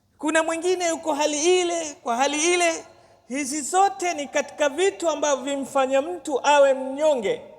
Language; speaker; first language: Swahili; native; Swahili